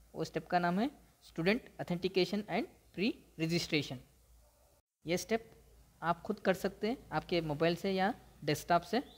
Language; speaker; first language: Hindi; non-native, local second language; Telugu